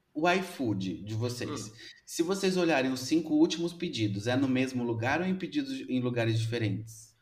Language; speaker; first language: Portuguese; native; Portuguese